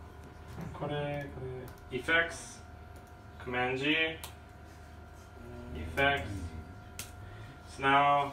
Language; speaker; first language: Japanese; non-native, learner; English